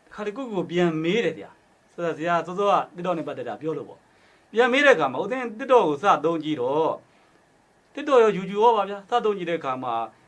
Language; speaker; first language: Burmese; native; Burmese